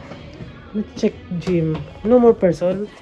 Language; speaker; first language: English; non-native, learner; Filipino